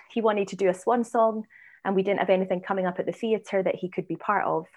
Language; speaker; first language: English; native; English